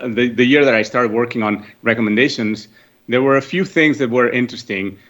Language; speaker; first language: English; non-native, fluent; Catalan